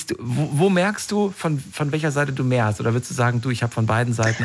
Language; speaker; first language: German; native; German